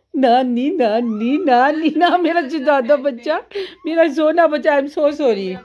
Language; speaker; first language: Urdu; non-native, local second language; Punjabi